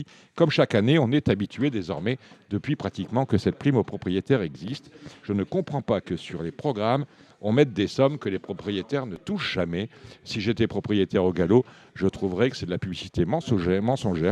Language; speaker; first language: French; native; French